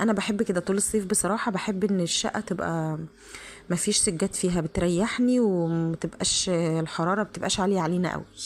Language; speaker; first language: Arabic; native; Arabic